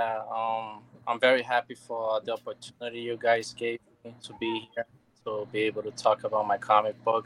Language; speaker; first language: English; non-native, fluent; Portuguese